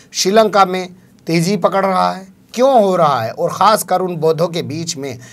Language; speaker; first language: Urdu; native; Urdu